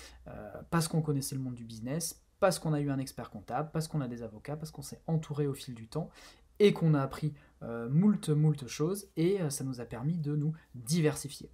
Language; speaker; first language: French; native; French